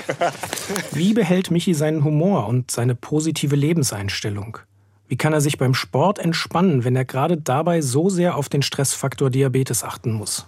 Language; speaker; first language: German; native; German